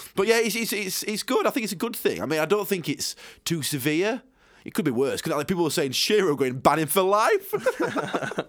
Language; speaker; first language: English; native; English